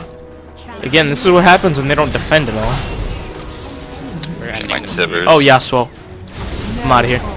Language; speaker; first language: English; native; English